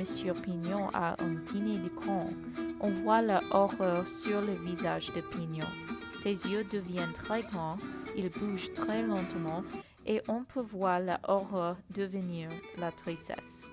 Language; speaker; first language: French; non-native, learner; English